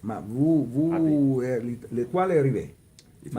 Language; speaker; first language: French; non-native, learner; Italian